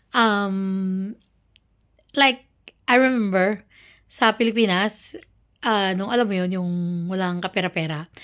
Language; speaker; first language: Filipino; native; Filipino